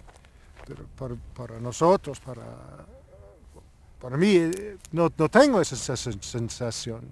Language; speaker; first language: Spanish; non-native, learner; English